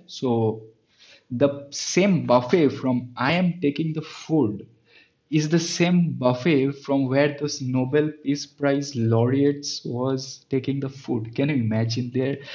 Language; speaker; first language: English; non-native, local second language; Bangla